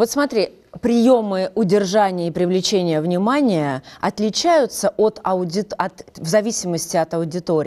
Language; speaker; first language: Russian; native; Russian